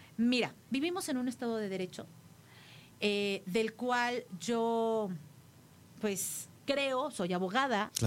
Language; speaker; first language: Spanish; native; Spanish